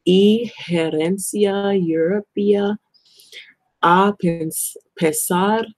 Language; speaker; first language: Spanish; non-native, learner; English